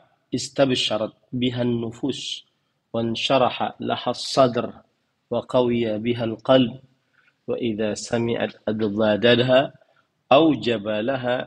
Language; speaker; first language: Arabic; non-native, fluent; Indonesian